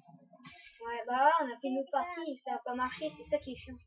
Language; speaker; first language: French; native; French